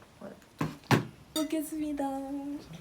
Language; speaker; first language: Korean; non-native, fluent; French